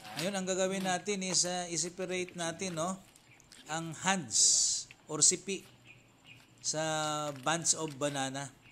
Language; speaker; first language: Filipino; non-native, local second language; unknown